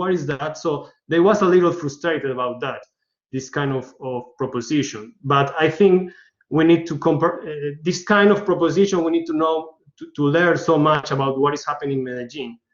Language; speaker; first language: English; non-native, learner; Spanish